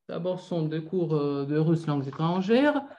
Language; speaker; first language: French; non-native, fluent; Russian